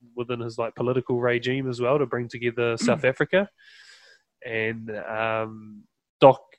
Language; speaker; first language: English; native; English